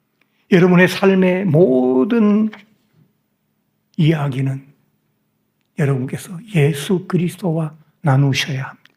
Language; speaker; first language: Korean; native; Korean